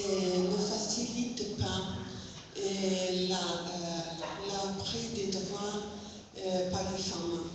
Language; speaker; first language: French; non-native, fluent; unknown